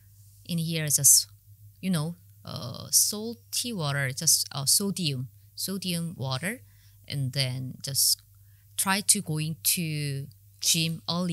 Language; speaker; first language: English; non-native, learner; Korean